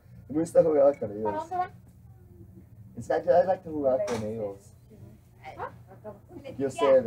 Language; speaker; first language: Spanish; early bilingual, heritage; English